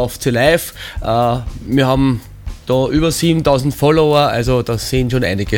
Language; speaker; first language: German; native; German